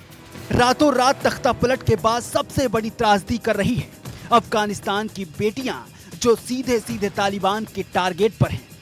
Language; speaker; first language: Hindi; native; Hindi